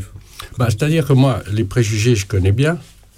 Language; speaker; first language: French; early bilingual, other home language; Portuguese